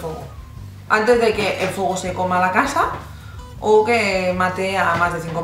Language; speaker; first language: Spanish; native; Spanish